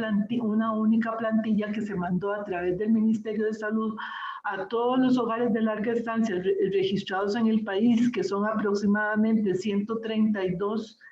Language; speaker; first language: Spanish; native; Spanish